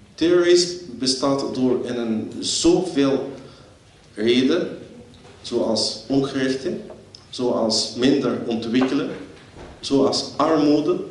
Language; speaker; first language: Dutch; non-native, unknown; Arabic